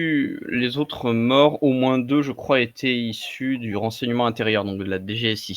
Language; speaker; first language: French; native; French